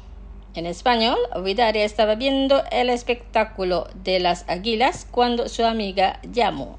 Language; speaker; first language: Spanish; non-native, fluent; Indonesian